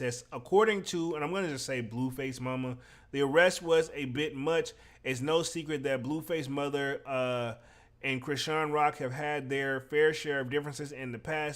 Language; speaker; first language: English; native; English